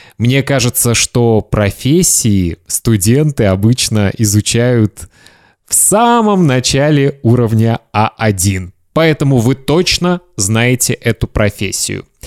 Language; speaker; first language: Russian; native; Russian